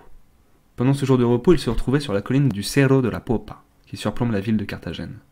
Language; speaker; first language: French; native; French